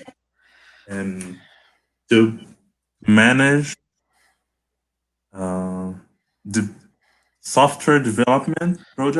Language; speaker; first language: English; non-native, learner; Portuguese